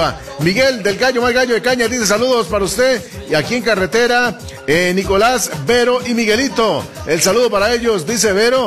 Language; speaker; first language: Spanish; native; Spanish